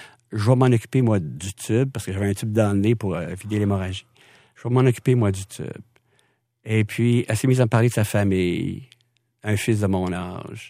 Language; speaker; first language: French; native; French